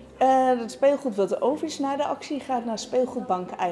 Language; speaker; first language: Dutch; native; Dutch